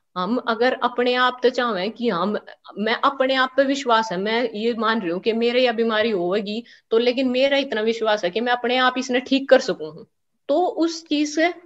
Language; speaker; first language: Hindi; native; Hindi